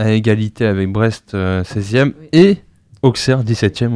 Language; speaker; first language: French; native; French